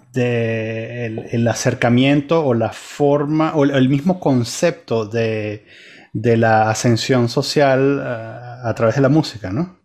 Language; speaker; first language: Spanish; native; Spanish